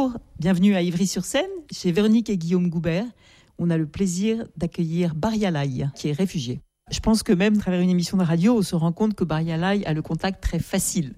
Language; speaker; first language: French; native; French